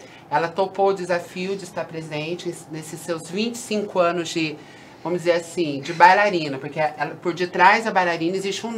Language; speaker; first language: Portuguese; native; Portuguese